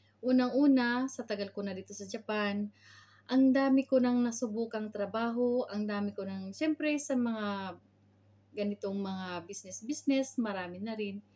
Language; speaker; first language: Filipino; non-native, local second language; Cebuano